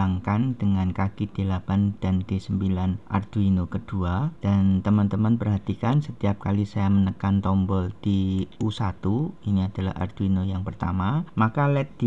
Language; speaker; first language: Indonesian; native; Indonesian